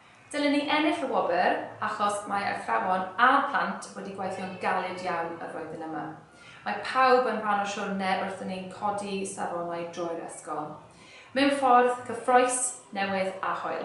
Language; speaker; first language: Welsh; non-native, learner; English